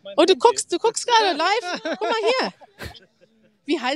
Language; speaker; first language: German; native; German